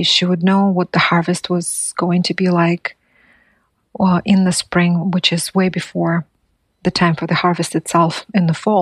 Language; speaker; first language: English; non-native, fluent; Buriat